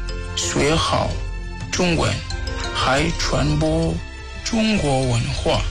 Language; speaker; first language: Chinese; non-native, fluent; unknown